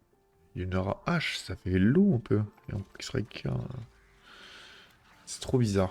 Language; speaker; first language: French; native; French